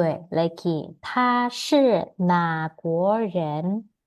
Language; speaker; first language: Chinese; non-native, fluent; Indonesian